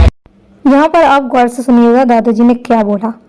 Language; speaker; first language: Hindi; native; Hindi